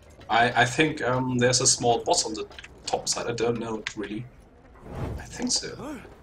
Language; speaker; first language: English; non-native, learner; German